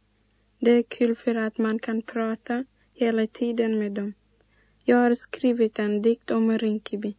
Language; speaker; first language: Swedish; early bilingual, other home language; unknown